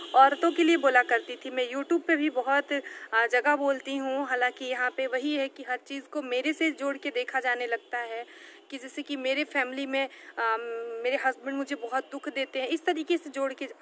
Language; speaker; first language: Hindi; native; Hindi